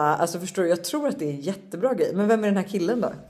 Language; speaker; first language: Swedish; native; Swedish